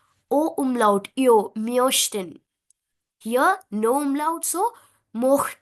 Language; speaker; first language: German; non-native, fluent; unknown